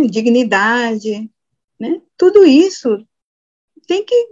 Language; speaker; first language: Portuguese; non-native, fluent; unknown